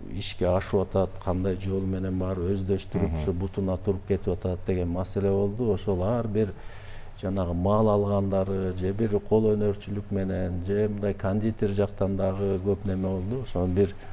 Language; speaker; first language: Kyrgyz; native; Kyrgyz